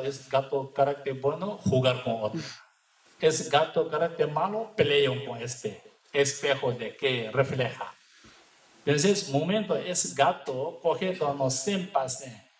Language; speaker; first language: Spanish; non-native, learner; Tibetan